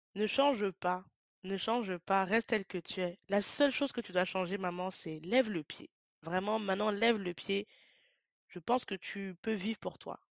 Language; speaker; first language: French; native; French